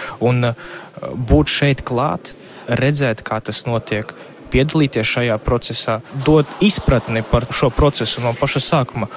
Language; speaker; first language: Latvian; non-native, local second language; Russian